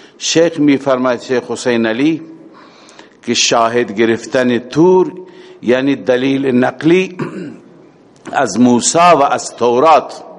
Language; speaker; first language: Persian; native; Persian